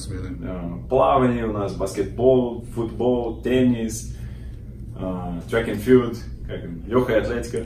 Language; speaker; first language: Russian; non-native, learner; Portuguese